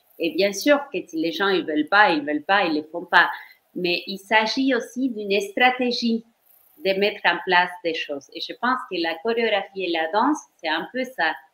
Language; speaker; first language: French; non-native, fluent; Spanish